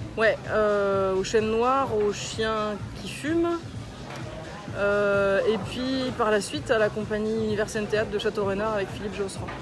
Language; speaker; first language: French; native; French